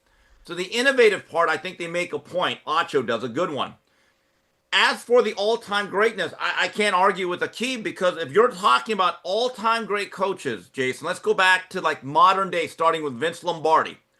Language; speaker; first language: English; native; English